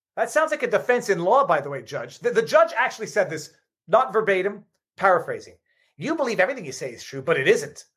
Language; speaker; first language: English; native; English